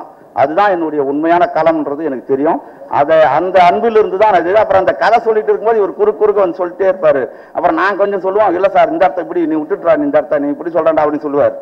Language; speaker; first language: Tamil; native; Tamil